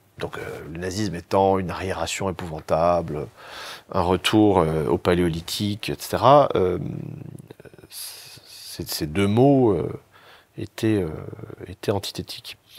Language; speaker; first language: French; native; French